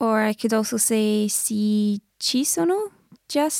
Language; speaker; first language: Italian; non-native, learner; English